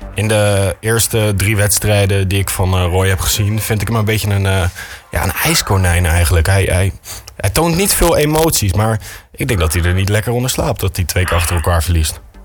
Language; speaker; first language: Dutch; native; Dutch